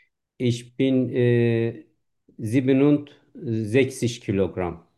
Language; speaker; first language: German; non-native, fluent; Turkish